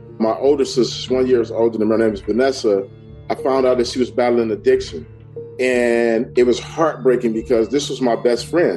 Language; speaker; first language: English; native; English